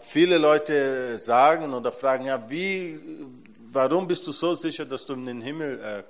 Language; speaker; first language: German; non-native, fluent; Portuguese